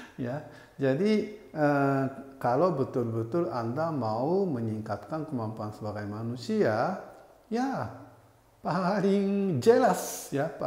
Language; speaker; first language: Indonesian; non-native, fluent; Japanese